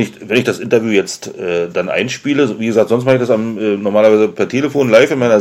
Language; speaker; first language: German; native; German